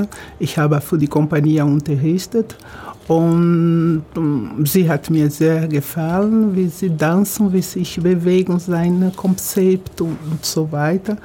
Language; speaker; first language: German; non-native, fluent; Portuguese